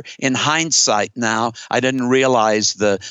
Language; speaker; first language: English; native; English